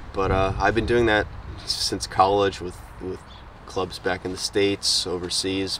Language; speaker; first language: English; native; English